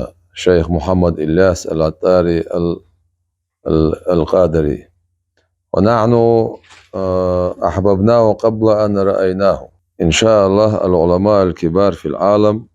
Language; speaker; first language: Arabic; non-native, fluent; Chechen